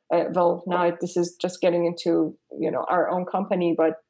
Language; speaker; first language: English; non-native, fluent; Persian